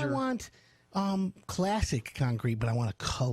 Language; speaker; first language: English; native; English